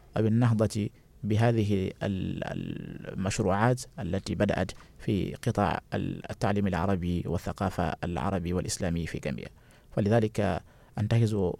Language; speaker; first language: Arabic; non-native, fluent; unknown